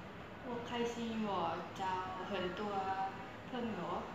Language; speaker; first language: Chinese; non-native, learner; Thai